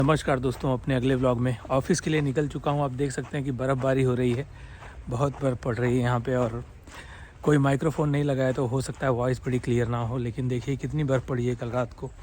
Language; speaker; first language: Hindi; native; Hindi